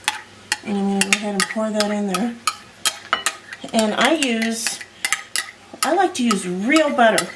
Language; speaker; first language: English; native; English